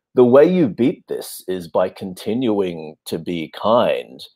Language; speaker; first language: English; native; English